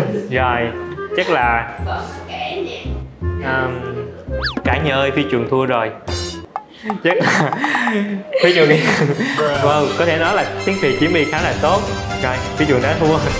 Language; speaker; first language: Vietnamese; native; Vietnamese